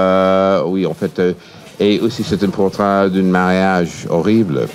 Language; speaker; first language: French; non-native, fluent; English